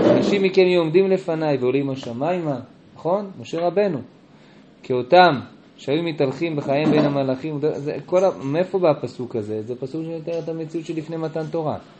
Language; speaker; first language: Hebrew; native; Hebrew